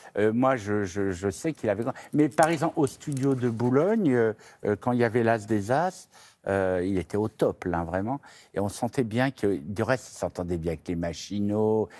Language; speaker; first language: French; native; French